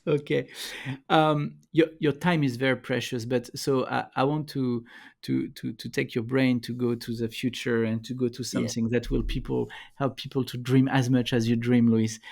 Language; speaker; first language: English; non-native, fluent; French